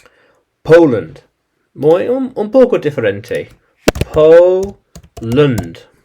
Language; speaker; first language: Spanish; non-native, learner; English